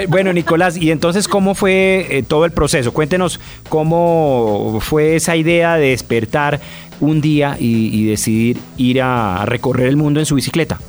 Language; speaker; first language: Spanish; native; Spanish